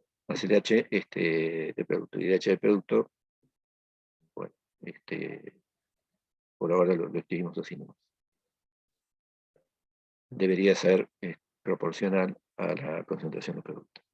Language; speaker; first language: Spanish; native; Spanish